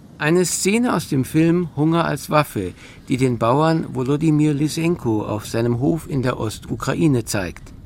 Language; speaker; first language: German; native; German